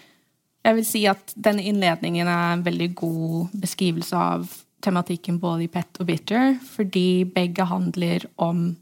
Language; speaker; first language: Norwegian; early bilingual, heritage; English